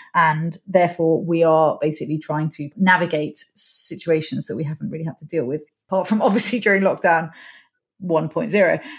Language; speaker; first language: English; native; English